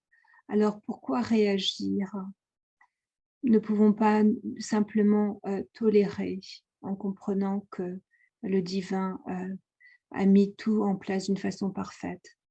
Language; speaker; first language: French; native; French